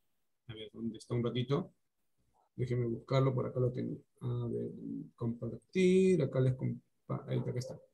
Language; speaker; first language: Spanish; native; Spanish